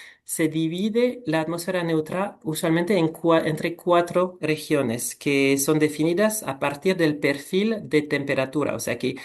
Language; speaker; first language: Spanish; non-native, fluent; French